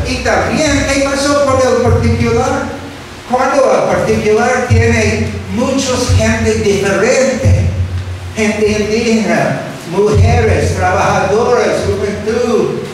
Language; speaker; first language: Spanish; non-native, fluent; English